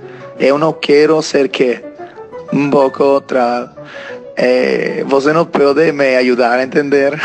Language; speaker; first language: Portuguese; non-native, learner; Italian